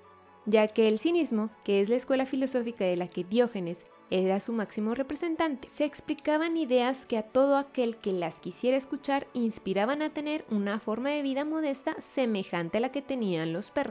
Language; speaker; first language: Spanish; native; Spanish